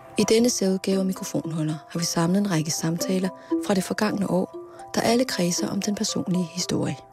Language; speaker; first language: Danish; native; Danish